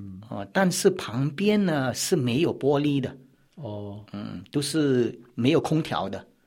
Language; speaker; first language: Chinese; early bilingual, heritage; Chinese